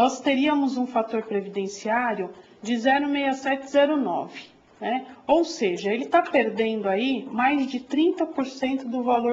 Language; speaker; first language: Portuguese; native; Portuguese